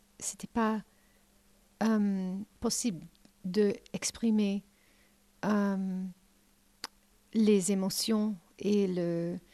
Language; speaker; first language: French; non-native, learner; English